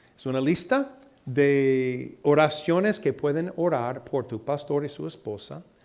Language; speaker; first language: Spanish; non-native, fluent; English